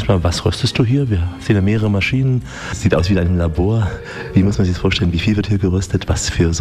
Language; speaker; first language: German; native; German